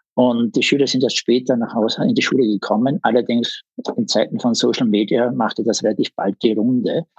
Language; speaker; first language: German; native; German